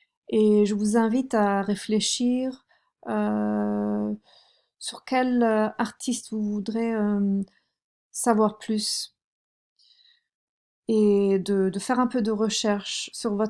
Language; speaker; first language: French; non-native, fluent; German